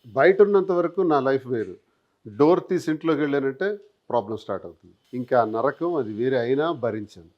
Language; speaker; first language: Telugu; native; Telugu